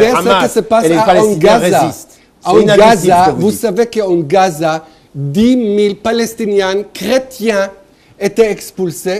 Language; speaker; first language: French; non-native, fluent; Hebrew